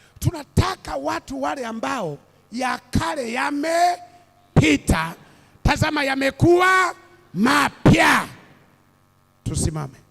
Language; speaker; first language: Swahili; native; Swahili